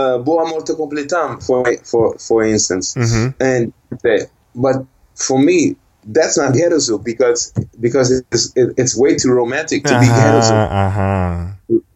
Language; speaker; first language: English; early bilingual, heritage; Dutch